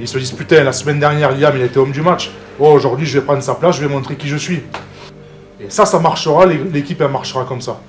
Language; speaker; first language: French; native; French